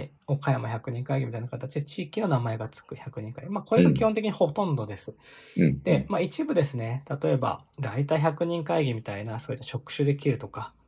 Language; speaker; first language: Japanese; native; Japanese